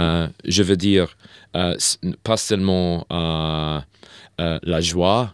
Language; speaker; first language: French; non-native, learner; English